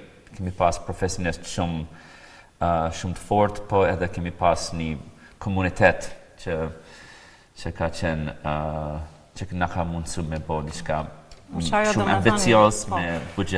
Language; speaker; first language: Albanian; non-native, fluent; English